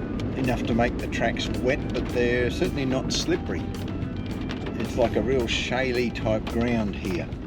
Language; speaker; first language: English; native; English